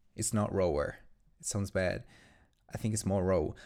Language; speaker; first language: English; non-native, fluent; Italian